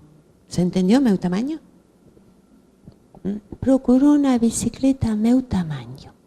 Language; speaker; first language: Portuguese; non-native, fluent; Spanish